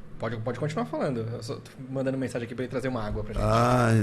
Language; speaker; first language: Portuguese; native; Portuguese